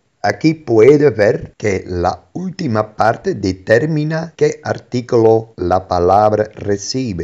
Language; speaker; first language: Spanish; non-native, fluent; Dutch